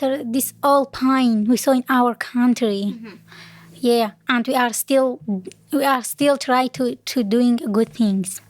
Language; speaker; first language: English; non-native, learner; Kurdish